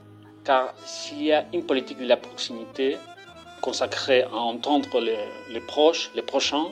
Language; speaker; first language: French; non-native, fluent; Spanish